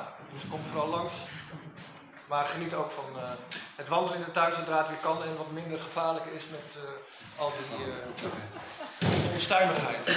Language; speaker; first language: Dutch; native; Dutch